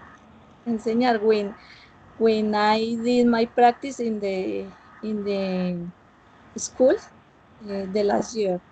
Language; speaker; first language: English; non-native, learner; Spanish